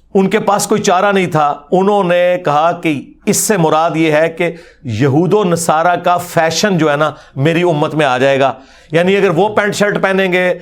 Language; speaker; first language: Urdu; non-native, local second language; Punjabi